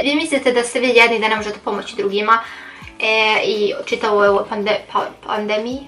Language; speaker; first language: Bosnian; early bilingual, heritage; Bosnian